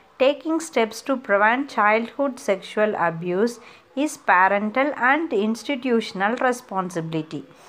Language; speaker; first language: English; non-native, local second language; Tamil